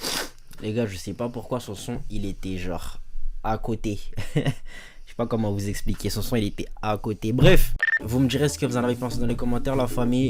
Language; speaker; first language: French; native; French